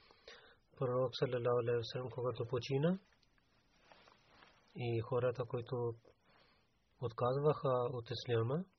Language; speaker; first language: Bulgarian; non-native, learner; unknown